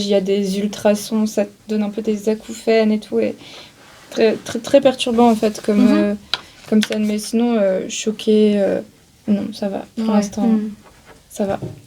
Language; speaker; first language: French; native; French